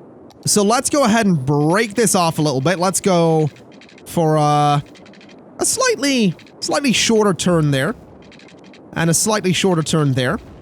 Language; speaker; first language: English; native; English